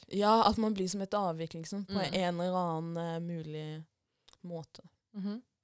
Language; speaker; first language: Norwegian; early bilingual, other home language; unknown